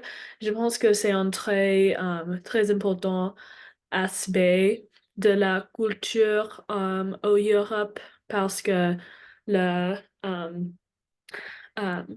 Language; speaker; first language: French; non-native, learner; English